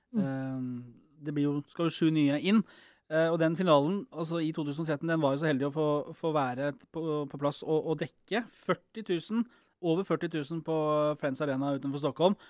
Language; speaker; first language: Norwegian; native; Norwegian